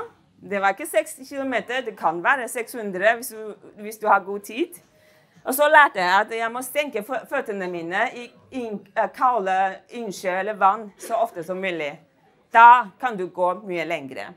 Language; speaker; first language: Norwegian; non-native, fluent; Chinese